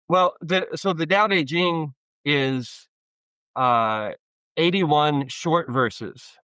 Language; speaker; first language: English; native; English